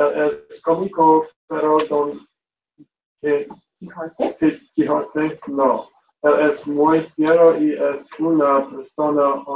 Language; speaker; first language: Spanish; non-native, learner; English